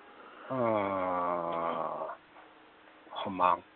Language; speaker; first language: Chinese; non-native, learner; Korean